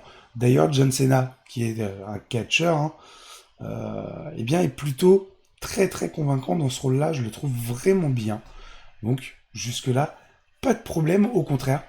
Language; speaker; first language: French; native; French